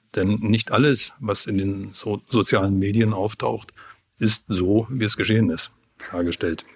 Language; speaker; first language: German; native; German